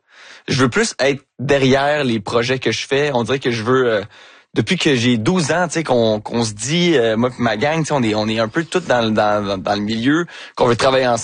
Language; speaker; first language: French; native; French